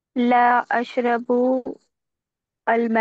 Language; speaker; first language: Arabic; non-native, learner; Urdu